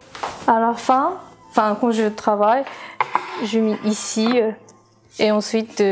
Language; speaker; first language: French; non-native, learner; Japanese